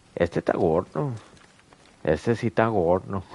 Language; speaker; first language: Spanish; early bilingual, heritage; Spanish